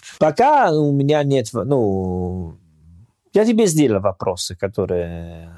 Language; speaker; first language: Russian; non-native, learner; Italian